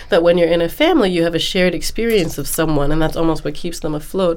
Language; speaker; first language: English; native; English